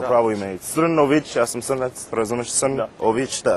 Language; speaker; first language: Serbian; non-native, learner; English